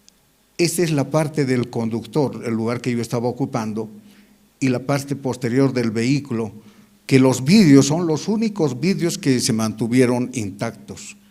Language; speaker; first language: Spanish; native; Spanish